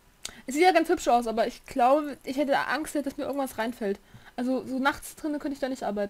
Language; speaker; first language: German; native; German